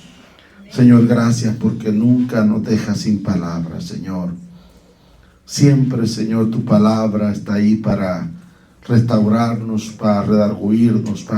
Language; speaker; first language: Spanish; native; Spanish